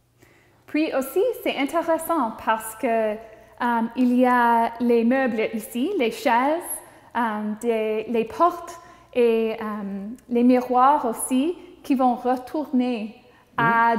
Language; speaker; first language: French; non-native, local second language; English